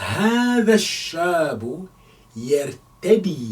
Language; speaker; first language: Arabic; non-native, fluent; English